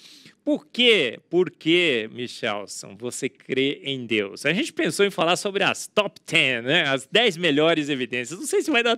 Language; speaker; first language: Portuguese; native; Portuguese